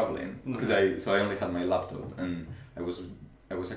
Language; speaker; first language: English; non-native, fluent; Spanish